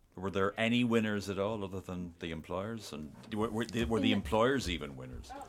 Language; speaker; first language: English; native; English